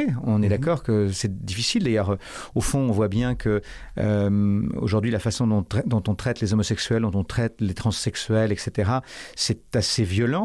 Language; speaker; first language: French; native; French